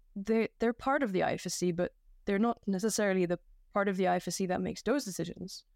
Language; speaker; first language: English; non-native, fluent; Dutch